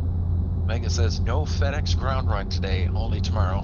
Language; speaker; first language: English; native; English